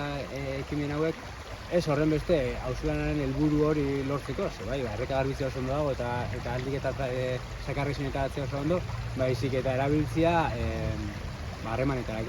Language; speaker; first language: Basque; native; Basque